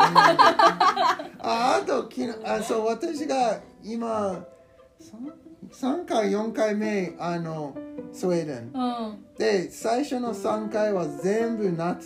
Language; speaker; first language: Japanese; non-native, learner; English